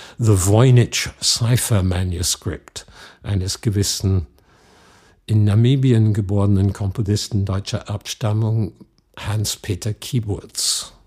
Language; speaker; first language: German; non-native, fluent; English